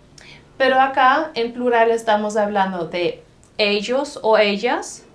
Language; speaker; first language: Spanish; non-native, fluent; German